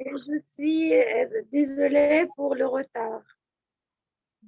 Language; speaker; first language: French; non-native, fluent; Arabic